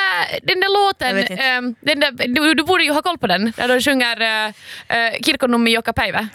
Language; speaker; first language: Swedish; native; Swedish